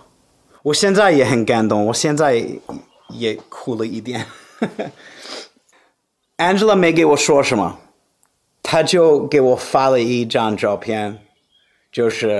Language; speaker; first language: Chinese; non-native, fluent; English